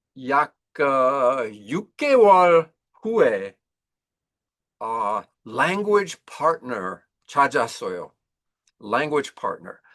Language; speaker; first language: Korean; non-native, learner; English